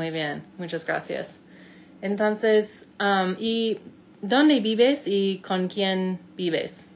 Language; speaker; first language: Spanish; non-native, fluent; English